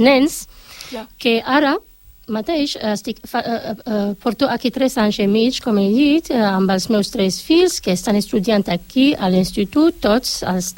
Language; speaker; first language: Catalan; non-native, fluent; Arabic